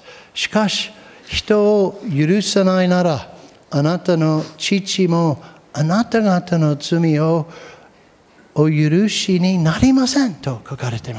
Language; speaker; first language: Japanese; non-native, fluent; English